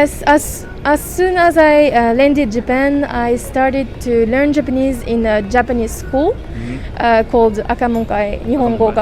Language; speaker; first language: English; non-native, fluent; French